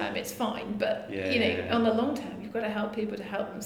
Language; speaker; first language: English; native; English